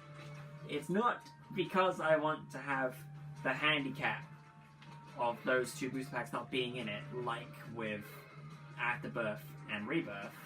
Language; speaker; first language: English; native; English